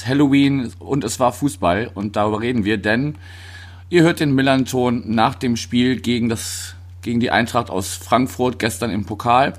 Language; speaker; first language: German; native; German